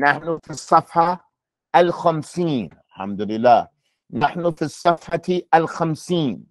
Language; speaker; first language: Arabic; non-native, fluent; English